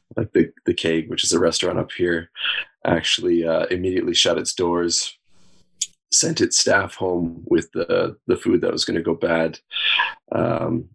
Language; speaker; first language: English; native; English